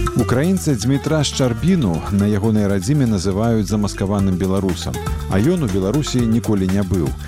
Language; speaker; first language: Belarusian; native; Belarusian